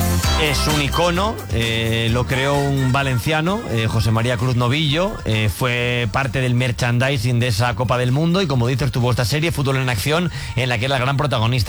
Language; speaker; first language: Spanish; native; Spanish